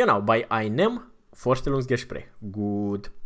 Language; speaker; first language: German; non-native, fluent; Romanian